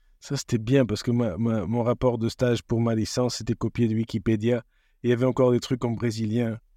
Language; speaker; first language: French; non-native, fluent; Portuguese